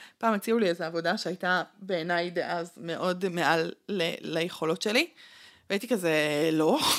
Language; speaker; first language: Hebrew; early bilingual, other home language; Russian